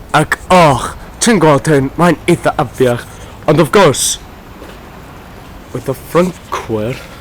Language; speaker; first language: Welsh; non-native, learner; English